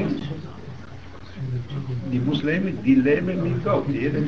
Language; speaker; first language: German; non-native, learner; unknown